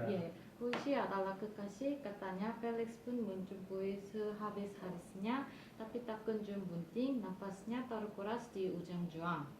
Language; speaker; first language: Indonesian; non-native, fluent; Korean